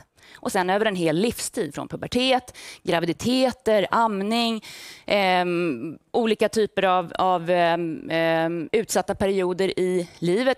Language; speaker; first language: Swedish; native; Swedish